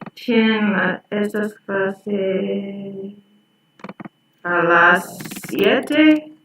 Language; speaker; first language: Spanish; non-native, fluent; English